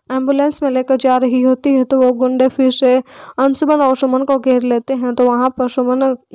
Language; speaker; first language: Hindi; native; Hindi